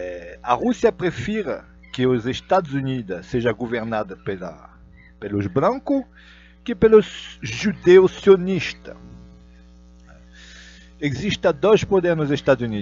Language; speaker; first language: Portuguese; non-native, fluent; Russian